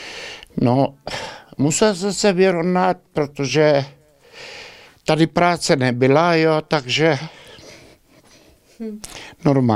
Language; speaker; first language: Czech; early bilingual, heritage; Czech